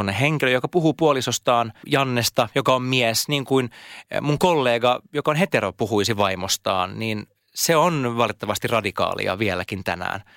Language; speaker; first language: Finnish; non-native, local second language; Swedish